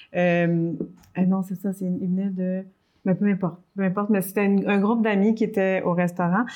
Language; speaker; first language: French; early bilingual, other home language; Spanish